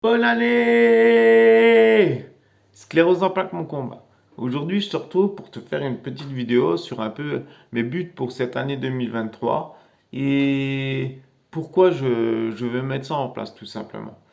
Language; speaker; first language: French; native; French